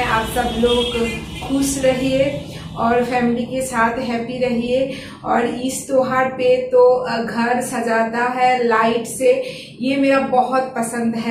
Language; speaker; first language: Hindi; non-native, local second language; Bangla